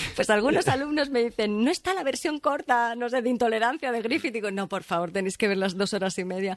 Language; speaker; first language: Spanish; native; Spanish